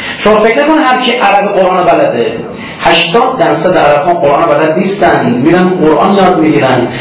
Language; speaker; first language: Persian; non-native, local second language; Azerbaijani